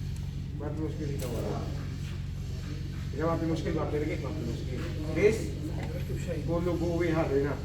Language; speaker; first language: Arabic; non-native, learner; Filipino